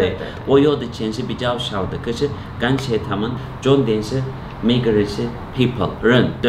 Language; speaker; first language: Chinese; non-native, fluent; Turkish